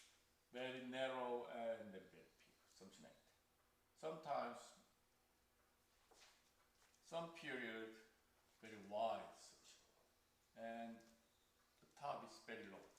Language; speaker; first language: English; non-native, fluent; Korean